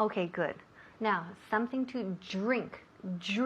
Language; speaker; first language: English; non-native, fluent; Spanish